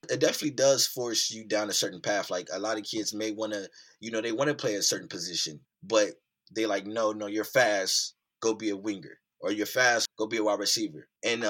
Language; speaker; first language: English; native; English